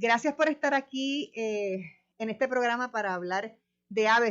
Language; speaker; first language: Spanish; native; Spanish